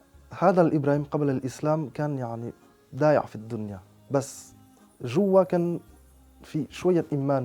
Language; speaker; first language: Arabic; non-native, fluent; French